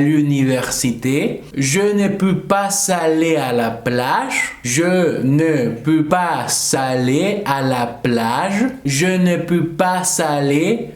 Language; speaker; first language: French; non-native, fluent; Spanish